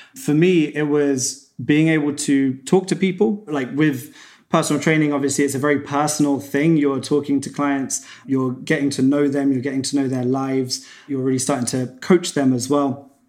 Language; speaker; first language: English; native; English